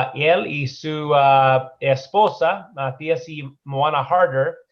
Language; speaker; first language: Spanish; non-native, learner; English